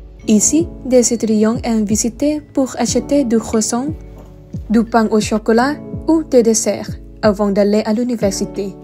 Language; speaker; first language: French; non-native, fluent; Thai